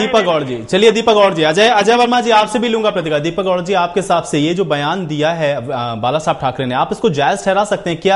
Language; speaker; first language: Hindi; native; Hindi